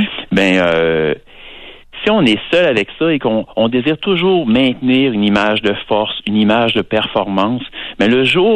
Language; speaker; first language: French; native; French